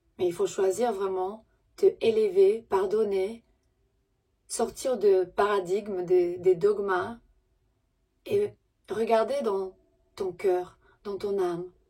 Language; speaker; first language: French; non-native, fluent; Romanian